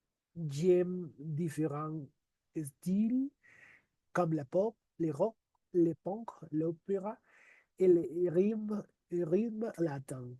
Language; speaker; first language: French; non-native, learner; Spanish